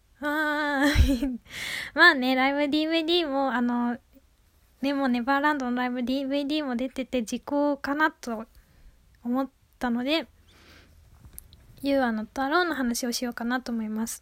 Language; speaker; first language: Japanese; native; Japanese